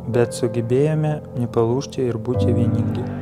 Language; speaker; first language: Lithuanian; non-native, learner; Ukrainian